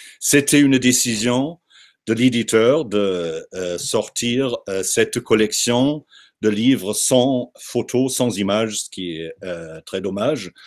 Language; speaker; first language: French; non-native, fluent; German